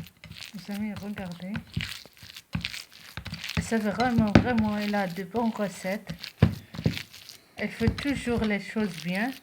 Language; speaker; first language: French; non-native, local second language; Arabic